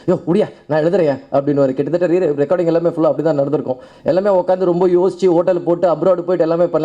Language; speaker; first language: Tamil; native; Tamil